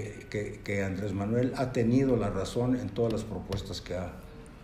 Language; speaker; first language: Spanish; native; Spanish